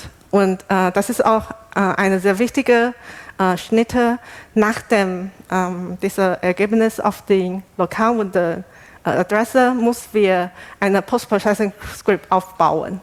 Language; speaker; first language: German; non-native, learner; Chinese